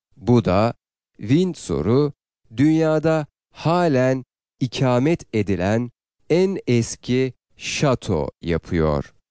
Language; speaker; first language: Turkish; native; Turkish